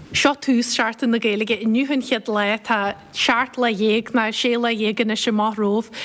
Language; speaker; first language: Irish; native; Irish